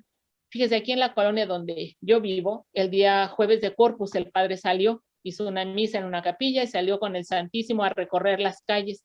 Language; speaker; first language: Spanish; native; Spanish